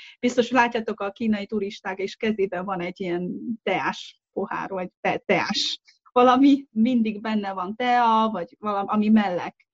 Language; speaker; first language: Hungarian; non-native, fluent; Chinese